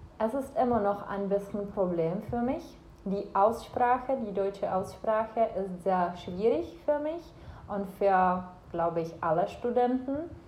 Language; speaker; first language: German; non-native, fluent; Czech